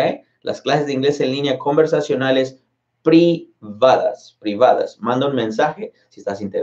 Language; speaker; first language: Spanish; native; Spanish